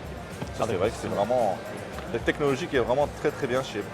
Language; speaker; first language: French; native; French